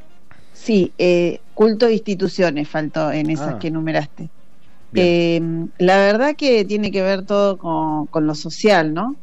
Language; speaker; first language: Spanish; native; Spanish